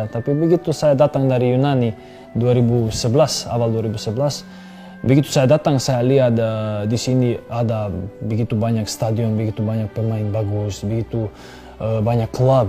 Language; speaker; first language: Indonesian; non-native, fluent; Serbian